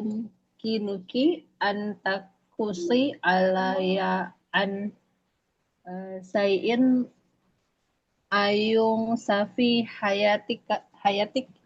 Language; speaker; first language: Arabic; non-native, learner; Indonesian